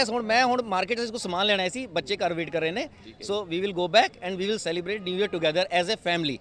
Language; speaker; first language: Hindi; non-native, local second language; Punjabi